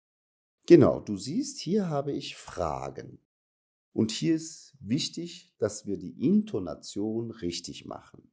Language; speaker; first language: German; native; German